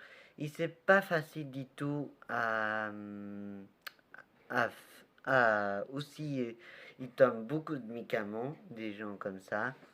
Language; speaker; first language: French; non-native, learner; Portuguese